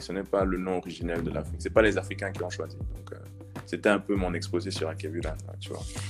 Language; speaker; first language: French; native; French